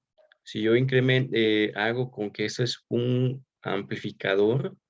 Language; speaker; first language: Spanish; native; Spanish